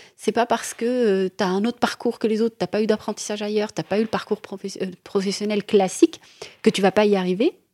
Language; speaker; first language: French; non-native, local second language; Arabic